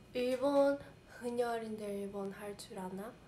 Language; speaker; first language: Korean; non-native, learner; Portuguese